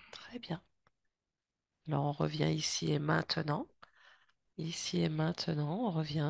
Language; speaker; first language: French; native; French